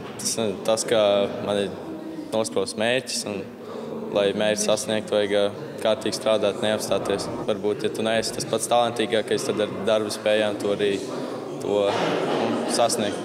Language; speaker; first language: Latvian; native; Latvian